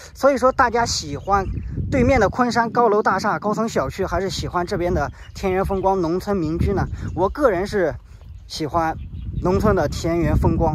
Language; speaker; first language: Chinese; native; Chinese